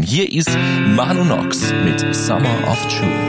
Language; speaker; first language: German; native; German